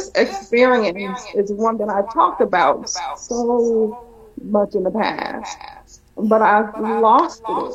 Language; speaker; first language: English; native; English